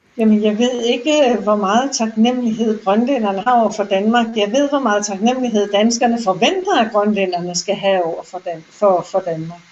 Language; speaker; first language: Danish; native; Danish